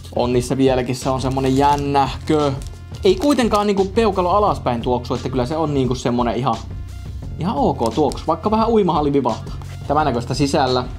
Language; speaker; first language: Finnish; native; Finnish